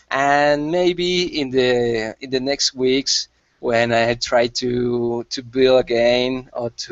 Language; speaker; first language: English; non-native, learner; Spanish